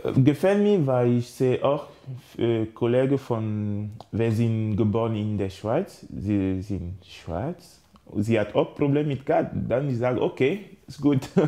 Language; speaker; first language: German; non-native, learner; French